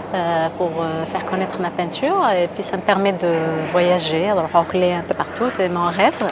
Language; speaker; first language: French; non-native, local second language; Kabyle